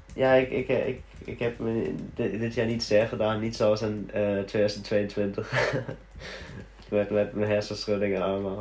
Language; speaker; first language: Dutch; early bilingual, heritage; Dutch